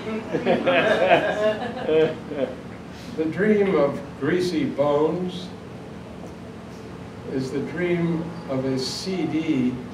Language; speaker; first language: English; native; English